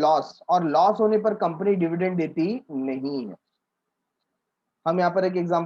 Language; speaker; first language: Hindi; native; Hindi